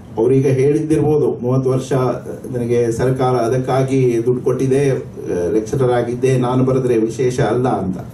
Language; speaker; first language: Kannada; non-native, local second language; Marathi